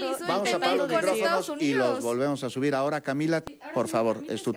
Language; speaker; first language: Spanish; native; Spanish